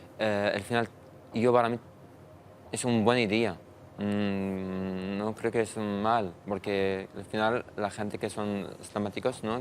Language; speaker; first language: Spanish; non-native, learner; Arabic